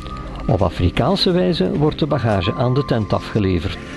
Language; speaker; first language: Dutch; native; Dutch